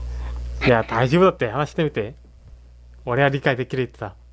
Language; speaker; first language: Japanese; native; Japanese